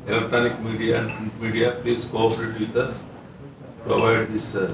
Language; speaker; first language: English; non-native, local second language; Kannada